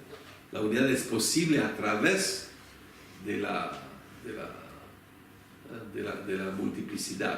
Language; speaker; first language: Spanish; non-native, fluent; French